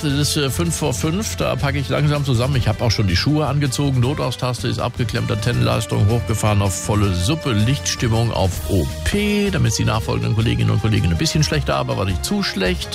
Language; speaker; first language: German; native; German